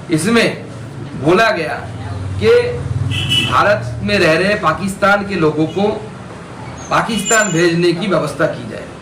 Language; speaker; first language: Hindi; non-native, local second language; Bangla